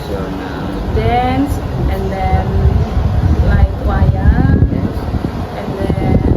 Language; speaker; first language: English; non-native, learner; Indonesian